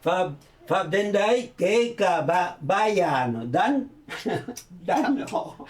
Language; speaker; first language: Vietnamese; non-native, fluent; French